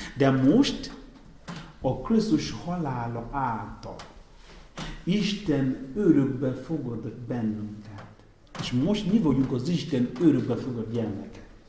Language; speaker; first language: Hungarian; non-native, fluent; Igbo